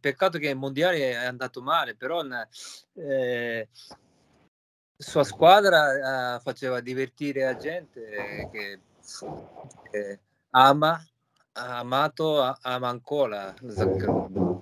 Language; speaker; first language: Italian; non-native, fluent; Japanese